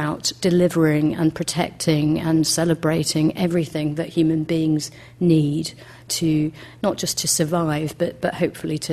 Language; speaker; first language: English; native; English